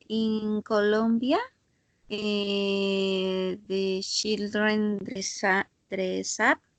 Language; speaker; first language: English; non-native, learner; Spanish